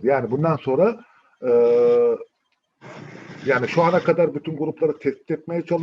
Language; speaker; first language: Turkish; native; Turkish